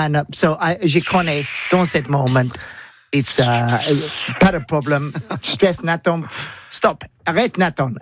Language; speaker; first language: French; non-native, learner; English